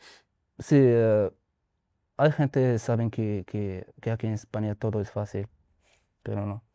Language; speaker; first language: Spanish; non-native, learner; Arabic